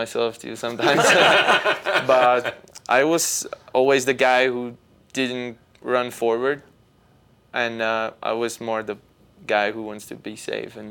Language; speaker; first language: English; non-native, fluent; Czech